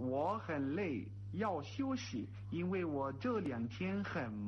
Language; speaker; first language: Chinese; non-native, learner; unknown